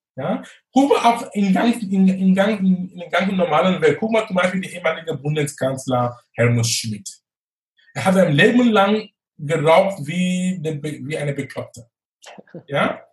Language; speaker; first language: German; non-native, fluent; English